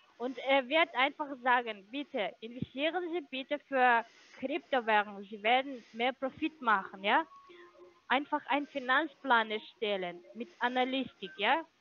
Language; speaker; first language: German; non-native, learner; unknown